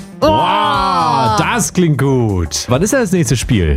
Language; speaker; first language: German; native; German